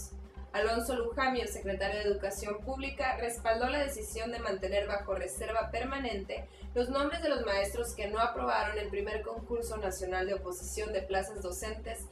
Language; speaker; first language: Spanish; native; Spanish